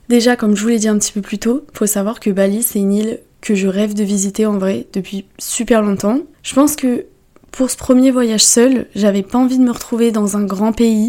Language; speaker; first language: French; native; French